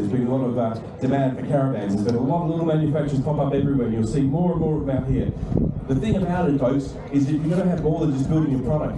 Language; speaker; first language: English; native; English